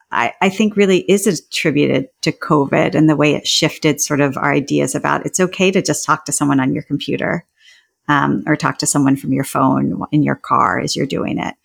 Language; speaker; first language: English; native; English